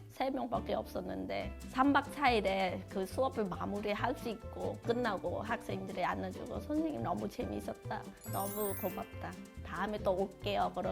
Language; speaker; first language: Korean; non-native, fluent; Khmer